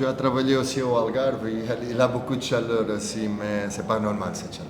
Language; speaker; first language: French; non-native, fluent; Portuguese